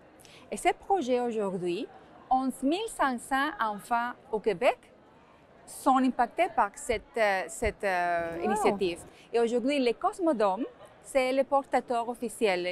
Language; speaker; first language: French; non-native, fluent; Spanish